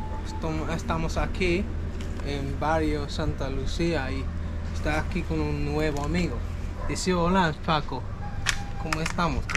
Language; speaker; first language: Spanish; non-native, fluent; English